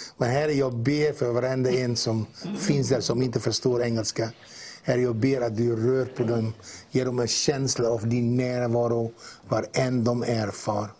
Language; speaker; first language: Swedish; non-native, fluent; Dutch